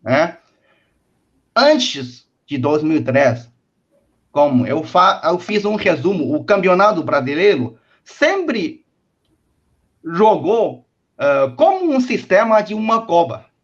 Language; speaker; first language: Portuguese; non-native, fluent; Chinese